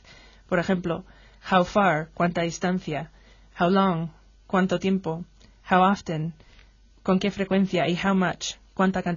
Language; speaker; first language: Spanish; non-native, fluent; English